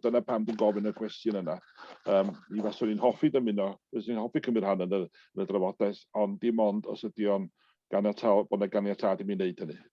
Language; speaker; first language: Welsh; native; Welsh